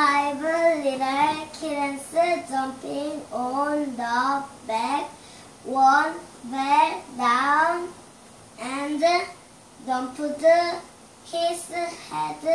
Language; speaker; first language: English; non-native, learner; Korean